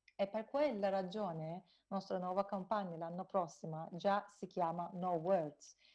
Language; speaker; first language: Italian; non-native, fluent; Turkish